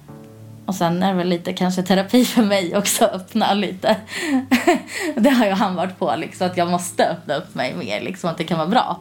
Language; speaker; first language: Swedish; native; Swedish